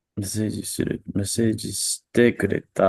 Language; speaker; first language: Japanese; non-native, learner; English